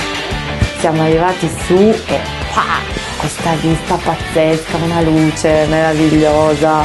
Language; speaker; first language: Italian; native; Italian